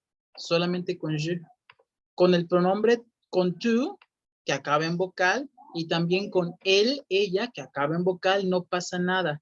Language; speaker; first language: Spanish; native; Spanish